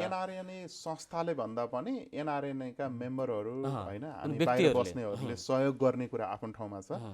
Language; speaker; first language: Nepali; native; Nepali